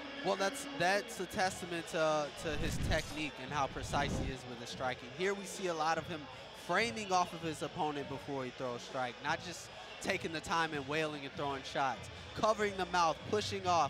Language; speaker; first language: English; native; English